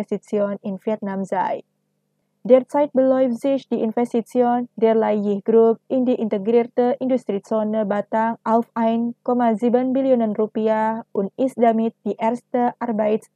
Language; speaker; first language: German; non-native, fluent; Indonesian